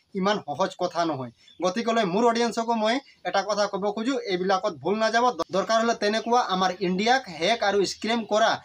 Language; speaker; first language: Assamese; non-native, local second language; Sadri